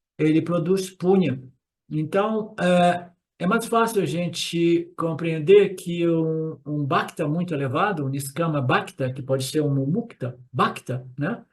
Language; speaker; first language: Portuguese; non-native, fluent; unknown